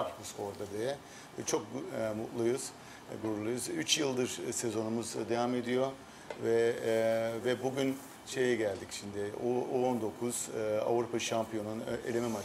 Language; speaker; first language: Turkish; early bilingual, heritage; Turkish